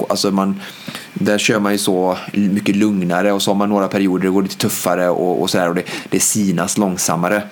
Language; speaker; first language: Swedish; native; Swedish